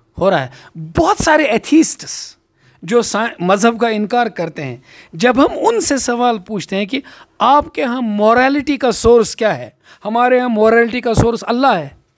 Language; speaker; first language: Urdu; non-native, local second language; Kashmiri